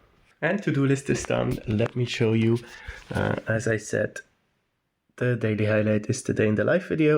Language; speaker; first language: English; non-native, fluent; German